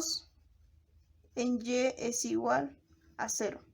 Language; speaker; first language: Spanish; native; Spanish